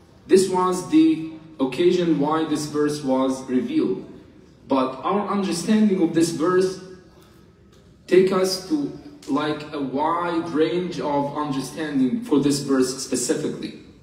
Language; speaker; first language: English; non-native, fluent; Arabic